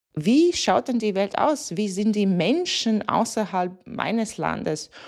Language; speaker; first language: German; non-native, fluent; Latvian